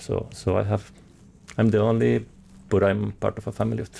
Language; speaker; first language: English; non-native, fluent; Spanish